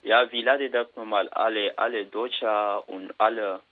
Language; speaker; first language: German; non-native, learner; Bambara